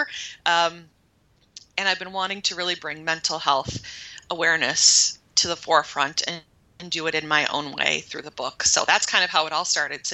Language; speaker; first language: English; native; English